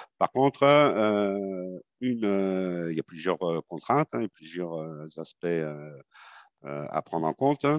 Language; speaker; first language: French; native; French